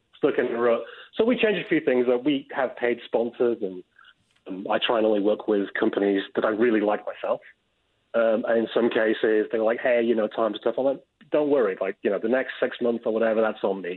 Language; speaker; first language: English; native; English